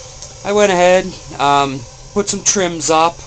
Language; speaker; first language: English; native; English